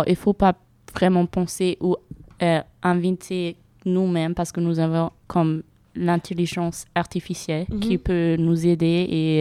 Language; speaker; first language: French; non-native, learner; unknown